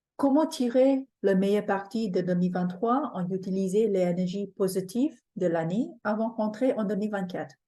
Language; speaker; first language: French; non-native, fluent; English